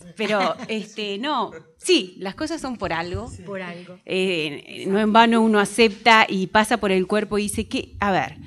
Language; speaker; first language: Spanish; native; Spanish